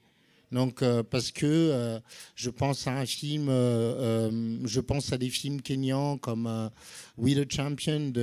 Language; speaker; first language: French; non-native, local second language; Comorian